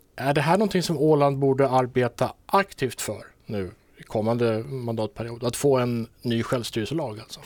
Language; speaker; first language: Swedish; native; Swedish